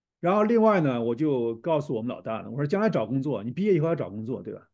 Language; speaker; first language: Chinese; native; Chinese